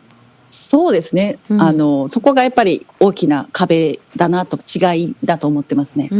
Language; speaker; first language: Japanese; native; Japanese